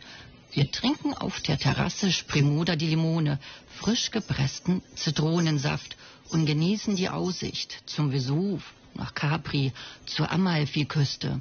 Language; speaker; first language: German; native; German